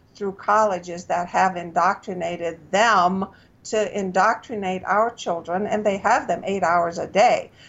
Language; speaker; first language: English; non-native, fluent; Romanian